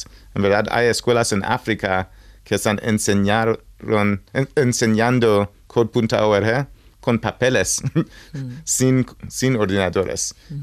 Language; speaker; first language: Spanish; non-native, learner; English